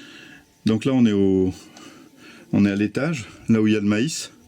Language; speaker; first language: French; native; French